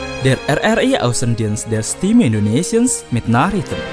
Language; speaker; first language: German; non-native, fluent; Indonesian